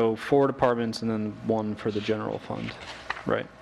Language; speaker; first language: English; native; English